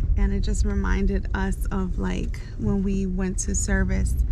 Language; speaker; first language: English; early bilingual, other home language; Spanish